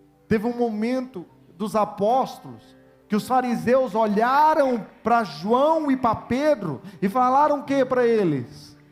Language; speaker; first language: Portuguese; native; Portuguese